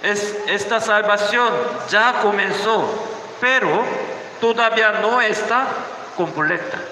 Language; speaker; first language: Spanish; non-native, learner; Korean